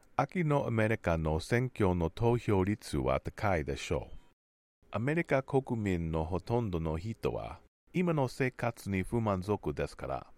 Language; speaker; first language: Japanese; non-native, learner; English